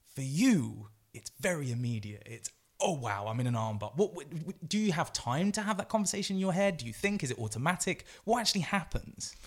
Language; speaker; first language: English; native; English